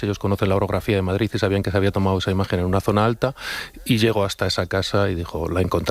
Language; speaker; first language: Spanish; native; Spanish